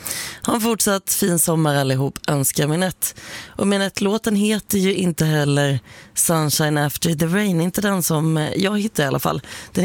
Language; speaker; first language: Swedish; native; Swedish